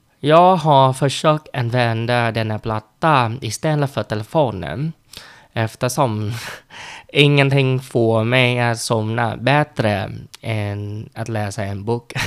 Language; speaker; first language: Swedish; non-native, learner; Vietnamese